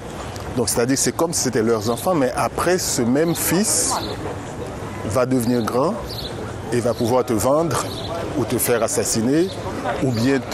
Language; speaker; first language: French; non-native, local second language; Haitian Creole